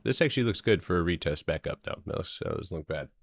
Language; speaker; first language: English; native; English